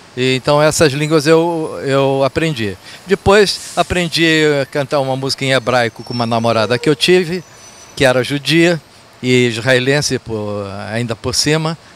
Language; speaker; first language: Portuguese; early bilingual, other home language; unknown